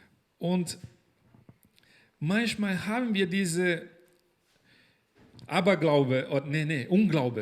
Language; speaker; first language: German; non-native, fluent; Portuguese